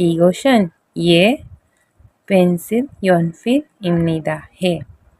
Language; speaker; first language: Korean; non-native, fluent; Hindi